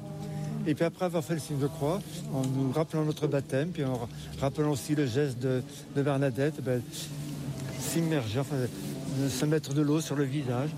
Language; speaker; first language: French; native; French